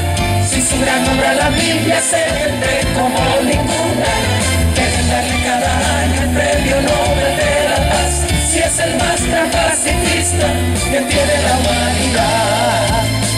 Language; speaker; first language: Spanish; native; Spanish